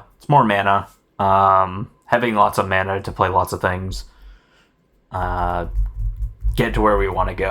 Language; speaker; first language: English; native; English